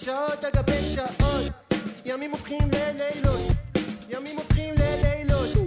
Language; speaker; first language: Hebrew; native; Hebrew